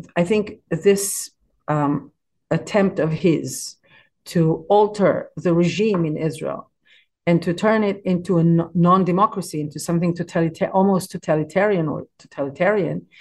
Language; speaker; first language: English; non-native, fluent; Hebrew